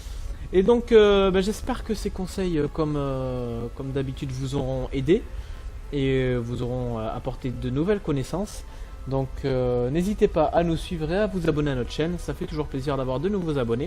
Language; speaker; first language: French; native; French